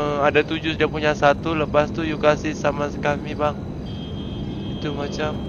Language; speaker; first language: Malay; native; Malay